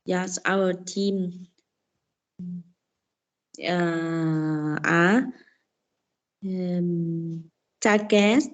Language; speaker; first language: English; non-native, learner; Vietnamese